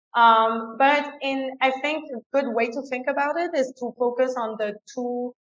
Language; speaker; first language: English; non-native, fluent; French